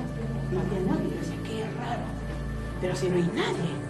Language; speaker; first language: Spanish; native; Spanish